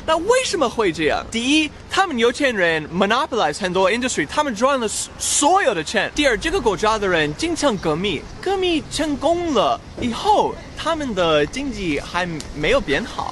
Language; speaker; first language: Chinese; non-native, fluent; English